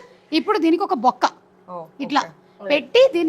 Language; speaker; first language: Telugu; native; Telugu